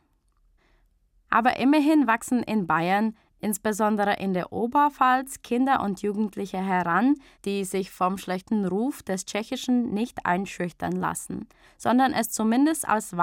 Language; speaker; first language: German; native; German